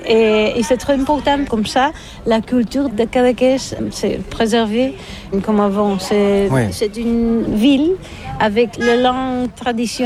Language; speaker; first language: French; non-native, learner; Catalan